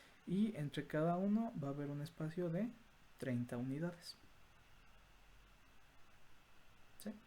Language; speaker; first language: Spanish; native; Spanish